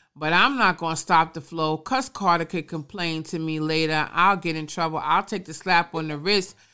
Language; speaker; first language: English; native; English